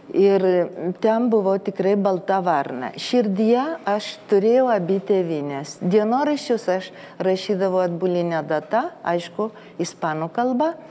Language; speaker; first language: Lithuanian; early bilingual, heritage; Lithuanian